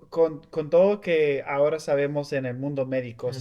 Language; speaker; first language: Spanish; non-native, fluent; English